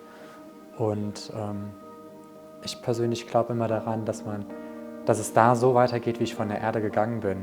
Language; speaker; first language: German; native; German